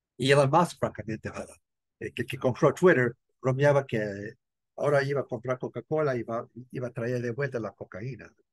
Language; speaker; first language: Spanish; non-native, fluent; English